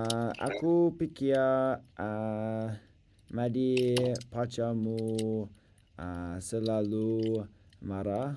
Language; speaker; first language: Indonesian; non-native, learner; English